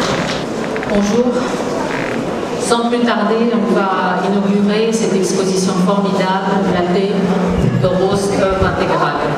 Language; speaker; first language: French; non-native, fluent; Arabic